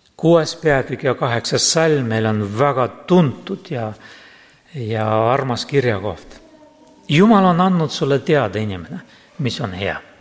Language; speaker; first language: Estonian; non-native, local second language; Russian